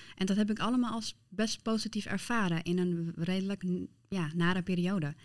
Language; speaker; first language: Dutch; early bilingual, other home language; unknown